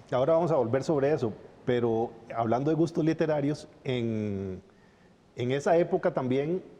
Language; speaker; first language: Spanish; native; Spanish